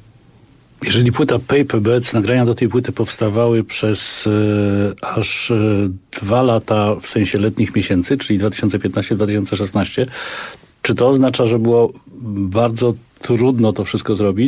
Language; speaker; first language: Polish; native; Polish